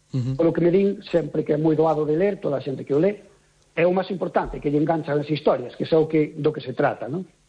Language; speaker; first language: Galician; native; Galician